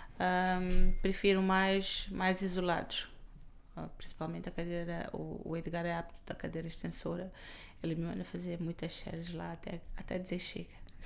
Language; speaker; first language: Portuguese; non-native, local second language; Kabuverdianu